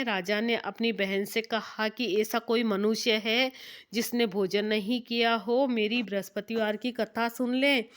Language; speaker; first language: Hindi; native; Hindi